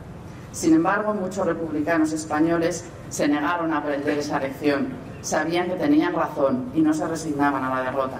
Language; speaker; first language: Spanish; native; Spanish